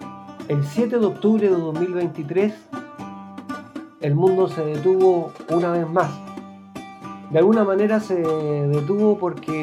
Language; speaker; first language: Spanish; native; Spanish